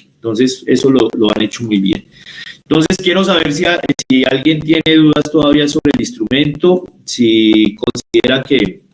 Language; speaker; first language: Spanish; native; Spanish